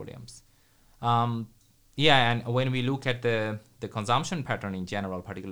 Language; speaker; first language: English; non-native, local second language; Bangla